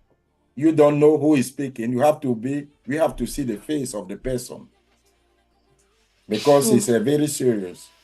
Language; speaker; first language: English; non-native, learner; French